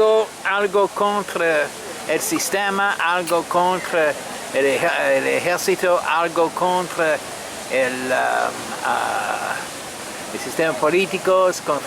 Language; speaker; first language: Spanish; non-native, fluent; French